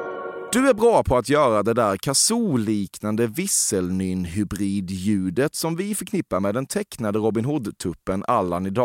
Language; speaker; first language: Swedish; native; Swedish